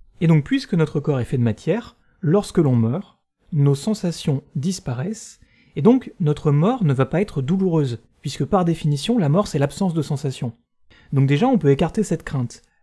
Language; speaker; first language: French; native; French